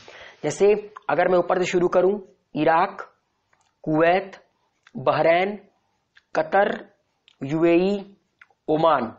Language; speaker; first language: Hindi; native; Hindi